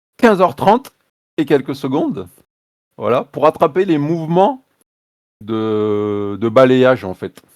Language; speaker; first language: French; native; French